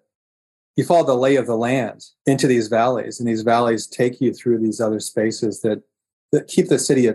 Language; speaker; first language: English; native; English